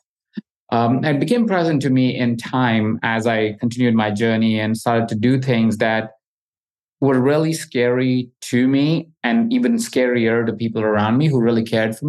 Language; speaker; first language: English; non-native, local second language; Hindi